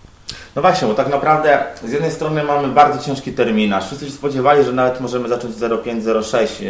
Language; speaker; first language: Polish; native; Polish